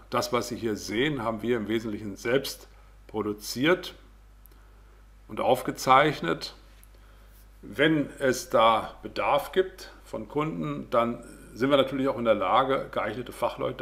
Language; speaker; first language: German; native; German